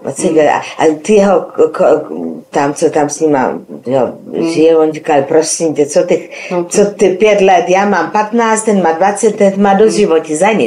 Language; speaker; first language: Czech; non-native, local second language; Slovak